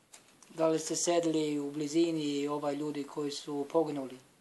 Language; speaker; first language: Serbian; non-native, learner; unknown